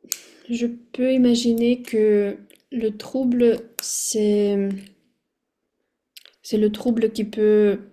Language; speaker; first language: French; non-native, fluent; Russian